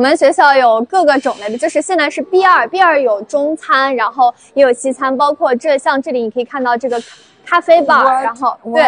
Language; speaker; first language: Chinese; native; Chinese